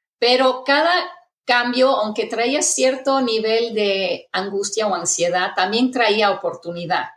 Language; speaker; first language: Spanish; early bilingual, heritage; Spanish